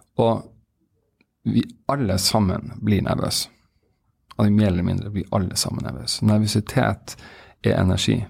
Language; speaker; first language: Norwegian; native; Norwegian